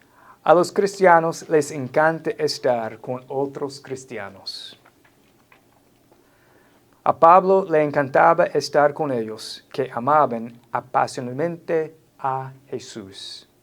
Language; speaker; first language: Spanish; non-native, fluent; English